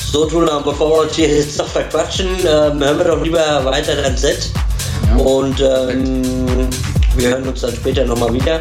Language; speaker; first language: German; native; German